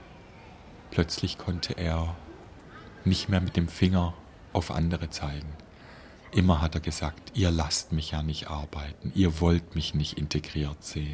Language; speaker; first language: German; native; German